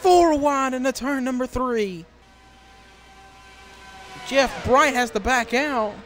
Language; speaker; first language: English; native; English